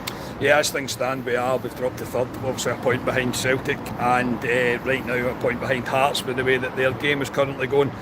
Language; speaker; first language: English; native; English